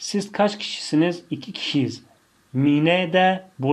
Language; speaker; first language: Turkish; non-native, fluent; Tajik